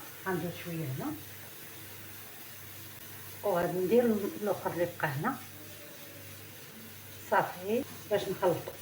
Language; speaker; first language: Arabic; native; Arabic